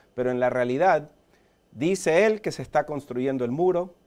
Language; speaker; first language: Spanish; early bilingual, heritage; Spanish